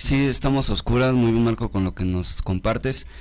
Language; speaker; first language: Spanish; native; Spanish